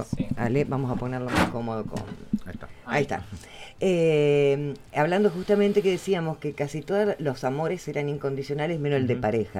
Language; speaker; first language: Spanish; native; Spanish